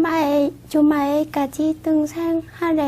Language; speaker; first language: Korean; non-native, learner; Vietnamese